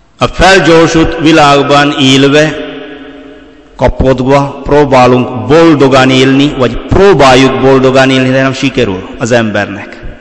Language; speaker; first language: Hungarian; non-native, fluent; Malayalam